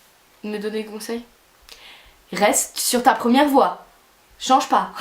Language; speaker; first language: French; native; French